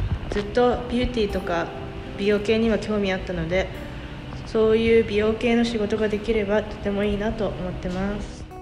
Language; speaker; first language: Japanese; early bilingual, heritage; Japanese